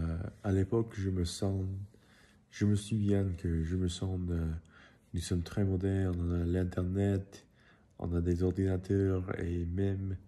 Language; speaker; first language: French; non-native, learner; English